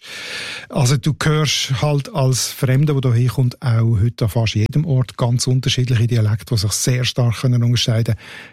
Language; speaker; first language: German; native; German